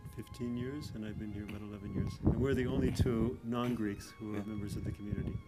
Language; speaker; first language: English; native; English